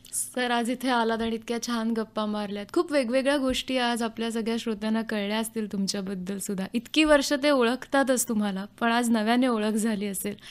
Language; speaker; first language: Marathi; native; Marathi